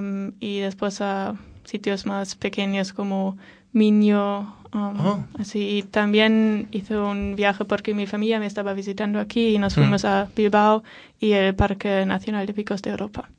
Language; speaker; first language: Spanish; non-native, fluent; German